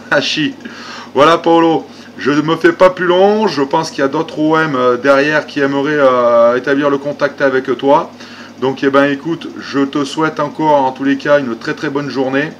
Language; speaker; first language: French; native; French